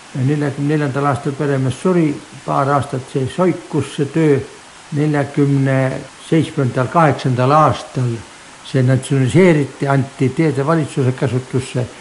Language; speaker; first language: Estonian; native; Estonian